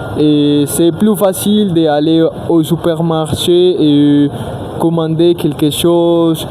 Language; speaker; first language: French; non-native, learner; Spanish